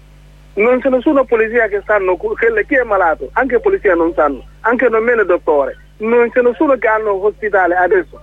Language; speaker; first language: Italian; non-native, learner; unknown